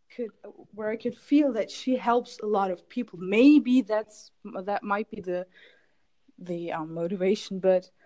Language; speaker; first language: English; non-native, fluent; German